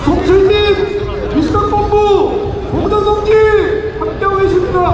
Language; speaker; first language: Korean; native; Korean